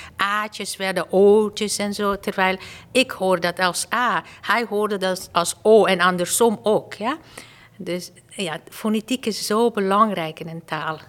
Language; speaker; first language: Dutch; non-native, fluent; Persian